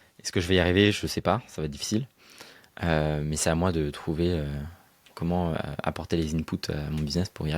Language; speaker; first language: French; native; French